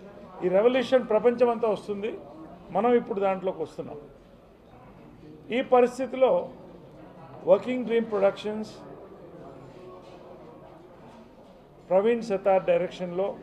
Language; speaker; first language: Telugu; native; Telugu